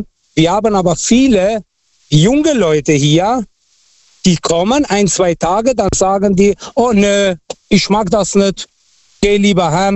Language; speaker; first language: German; non-native, fluent; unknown